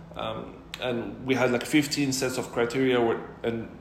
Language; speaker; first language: English; non-native, fluent; Arabic